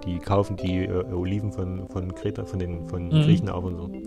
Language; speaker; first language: German; native; German